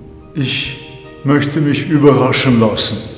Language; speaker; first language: German; non-native, fluent; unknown